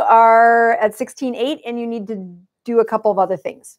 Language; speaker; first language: English; native; English